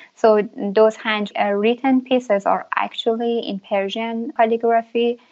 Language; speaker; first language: English; non-native, fluent; Persian